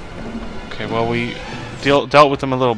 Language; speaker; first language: English; native; English